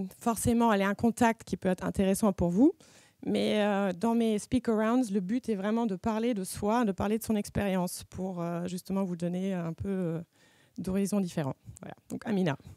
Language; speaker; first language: French; early bilingual, other home language; German